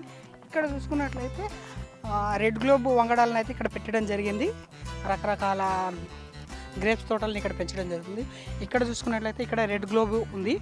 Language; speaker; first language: Telugu; native; Telugu